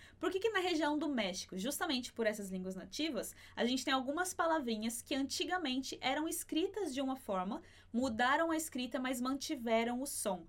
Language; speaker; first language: Portuguese; native; Portuguese